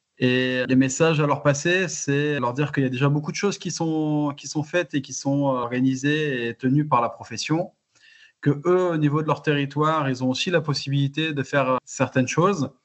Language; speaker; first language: French; native; French